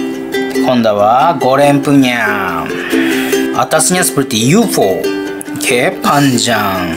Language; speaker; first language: Indonesian; non-native, learner; Japanese